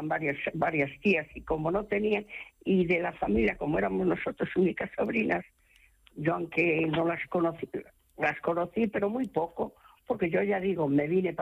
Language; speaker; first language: Spanish; native; Spanish